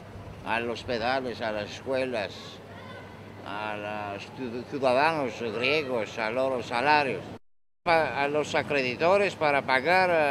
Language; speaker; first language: Spanish; non-native, fluent; Greek